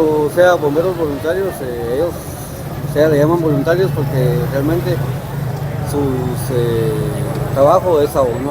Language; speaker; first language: Spanish; native; Spanish